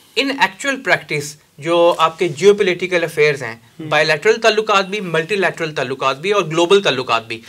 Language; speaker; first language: Urdu; native; Urdu